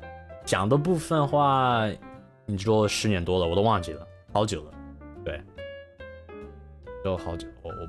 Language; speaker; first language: Chinese; non-native, learner; English